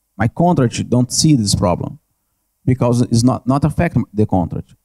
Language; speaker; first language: English; non-native, learner; Portuguese